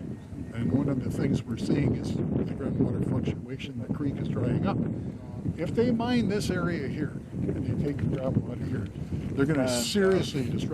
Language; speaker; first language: English; native; English